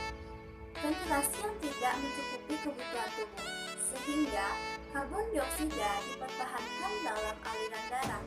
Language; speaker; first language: Indonesian; native; Indonesian